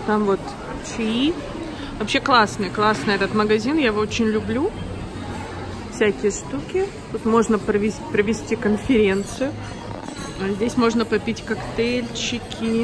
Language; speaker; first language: Russian; native; Russian